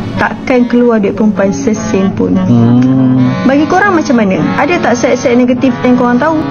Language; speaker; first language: Malay; native; Malay